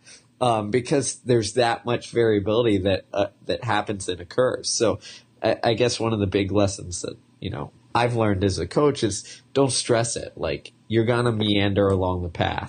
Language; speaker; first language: English; native; English